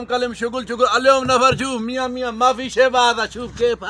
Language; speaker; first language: Arabic; non-native, learner; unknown